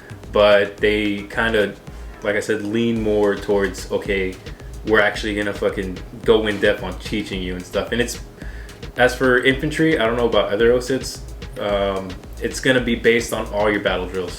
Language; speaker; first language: English; native; English